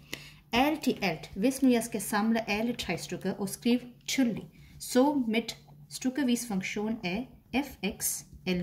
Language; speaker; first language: Danish; non-native, fluent; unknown